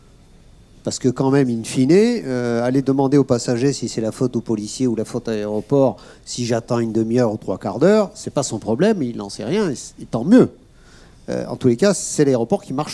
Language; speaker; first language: French; native; French